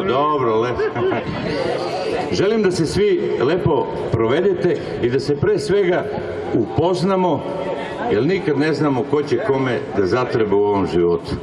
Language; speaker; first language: Bosnian; native; Bosnian